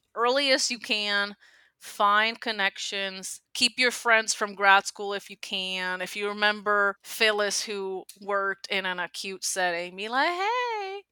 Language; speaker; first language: English; non-native, fluent; Spanish